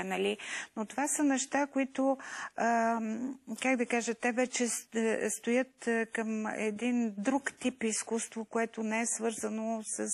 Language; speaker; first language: Bulgarian; native; Bulgarian